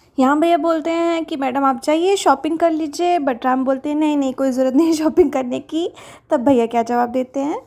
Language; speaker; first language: Hindi; native; Hindi